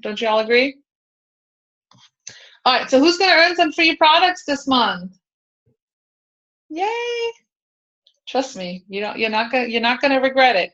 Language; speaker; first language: English; native; English